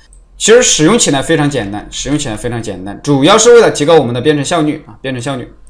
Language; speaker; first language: Chinese; native; Chinese